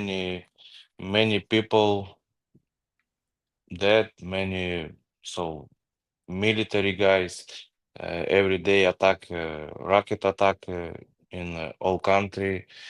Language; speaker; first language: English; non-native, learner; Ukrainian